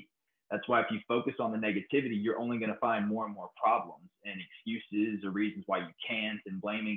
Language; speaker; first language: English; native; English